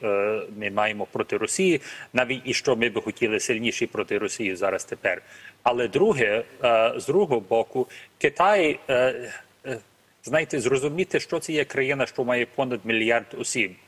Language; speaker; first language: Ukrainian; early bilingual, heritage; Ukrainian